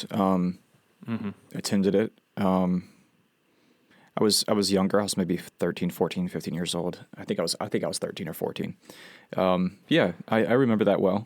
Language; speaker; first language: English; native; English